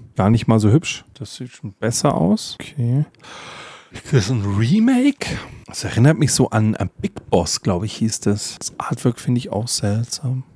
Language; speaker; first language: German; native; German